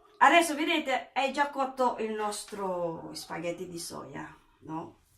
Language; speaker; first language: Italian; non-native, fluent; Filipino